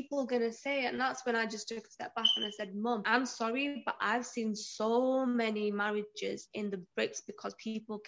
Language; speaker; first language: English; native; English